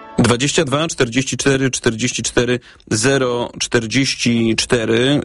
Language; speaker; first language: Polish; native; Polish